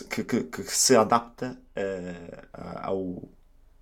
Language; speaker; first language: Portuguese; non-native, fluent; Italian